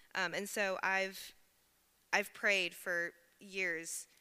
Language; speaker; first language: English; native; English